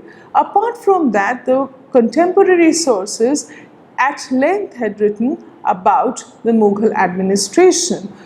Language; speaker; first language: English; non-native, local second language; Bangla